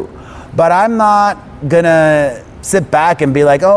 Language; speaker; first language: English; native; English